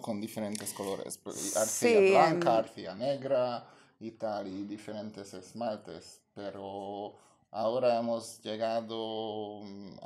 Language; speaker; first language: Spanish; non-native, fluent; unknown